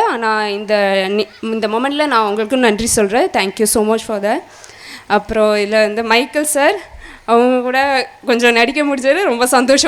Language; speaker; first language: Tamil; non-native, learner; Malayalam